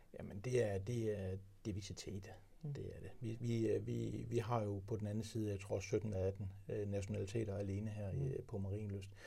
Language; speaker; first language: Danish; native; Danish